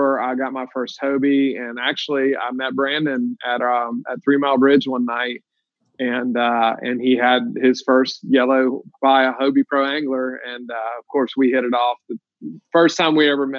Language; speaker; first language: English; native; English